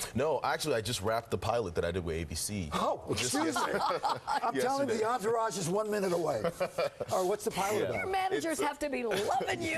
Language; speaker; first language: English; non-native, local second language; Yoruba